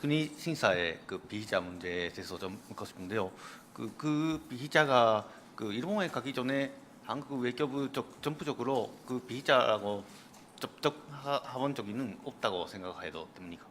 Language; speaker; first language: Korean; non-native, fluent; Japanese